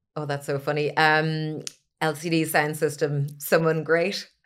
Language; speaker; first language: English; native; English